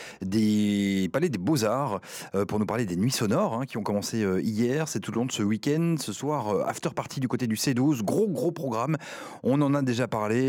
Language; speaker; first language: French; native; French